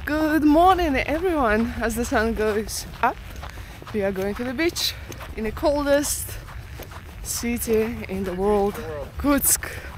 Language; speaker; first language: English; non-native, fluent; Russian